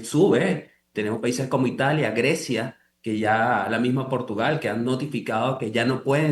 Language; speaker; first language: Spanish; native; Spanish